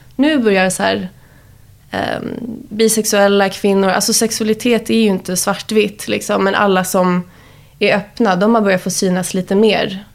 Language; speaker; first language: Swedish; early bilingual, heritage; Swedish